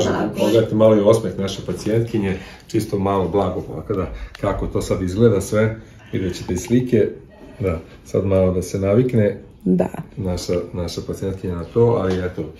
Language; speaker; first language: Serbian; native; Serbian